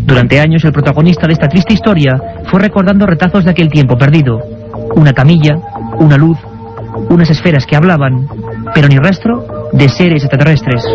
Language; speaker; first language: Spanish; native; Spanish